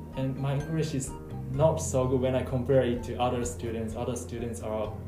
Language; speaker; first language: English; non-native, fluent; Japanese